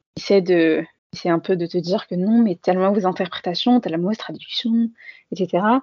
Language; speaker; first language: French; native; French